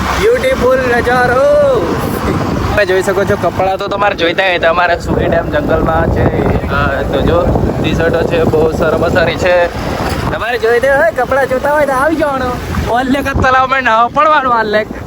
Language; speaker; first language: Gujarati; non-native, local second language; Rathawi